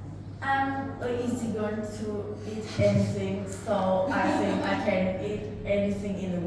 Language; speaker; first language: English; non-native, learner; Vietnamese